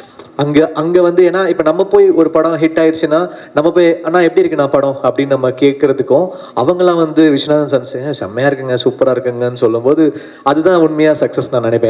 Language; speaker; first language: Tamil; native; Tamil